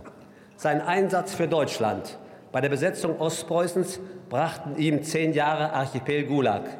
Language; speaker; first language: German; native; German